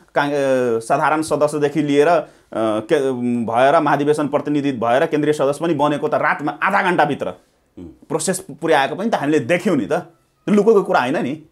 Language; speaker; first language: Nepali; non-native, local second language; Maithili